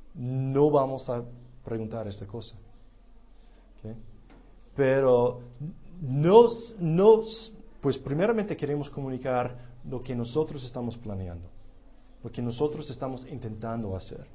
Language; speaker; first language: Spanish; non-native, fluent; English